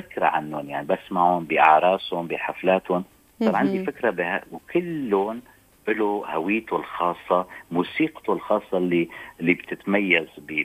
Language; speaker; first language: Arabic; native; Arabic